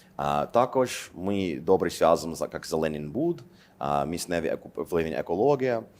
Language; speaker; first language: Ukrainian; non-native, learner; English